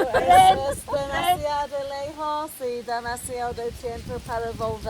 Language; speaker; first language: Spanish; non-native, learner; English